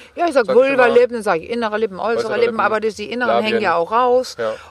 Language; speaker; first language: German; non-native, fluent; Danish